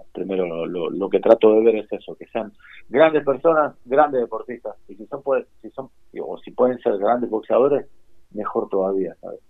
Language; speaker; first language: Spanish; native; Spanish